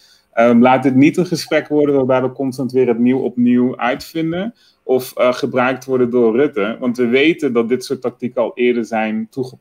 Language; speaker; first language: Dutch; native; Dutch